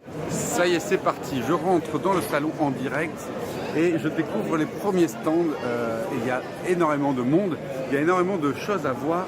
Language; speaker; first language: French; native; French